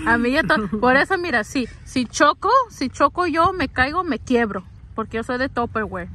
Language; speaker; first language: Spanish; early bilingual, heritage; Spanish